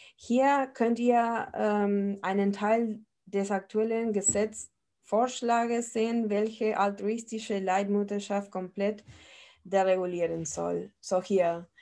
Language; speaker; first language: German; non-native, fluent; Spanish